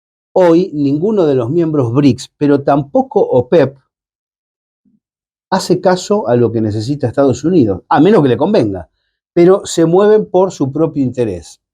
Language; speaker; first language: Spanish; native; Spanish